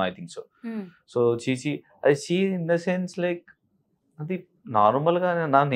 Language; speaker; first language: Telugu; non-native, local second language; Hindi